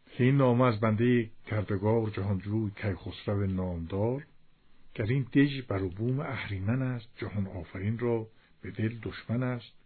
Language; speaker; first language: Persian; native; Persian